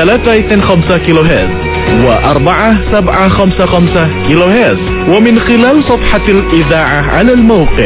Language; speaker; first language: Arabic; non-native, fluent; Indonesian